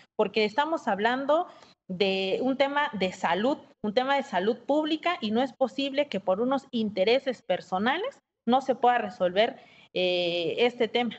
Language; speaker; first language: Spanish; native; Spanish